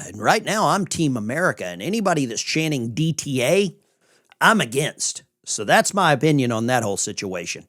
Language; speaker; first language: English; native; English